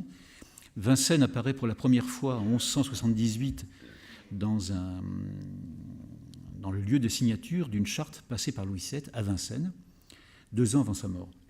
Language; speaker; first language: French; native; French